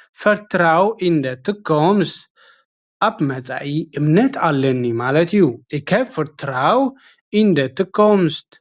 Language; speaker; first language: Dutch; non-native, fluent; Tigrinya